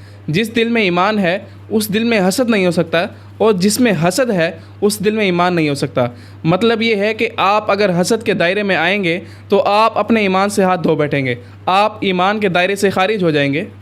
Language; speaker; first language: Urdu; native; Urdu